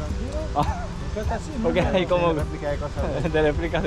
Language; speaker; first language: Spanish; non-native, learner; Korean